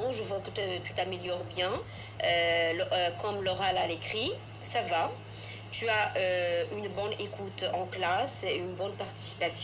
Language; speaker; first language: French; non-native, fluent; Arabic